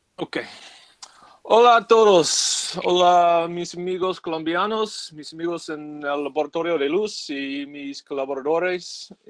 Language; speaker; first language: Spanish; non-native, fluent; English